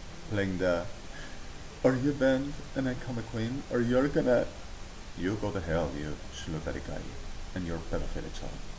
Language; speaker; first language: English; non-native, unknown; Spanish